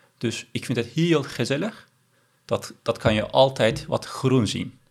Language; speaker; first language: Dutch; non-native, learner; Turkish